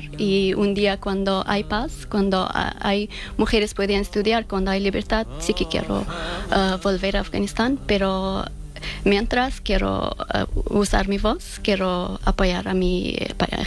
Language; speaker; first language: Spanish; non-native, fluent; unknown